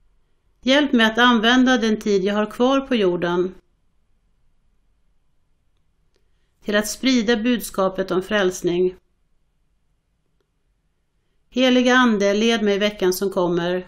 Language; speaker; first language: Swedish; native; Swedish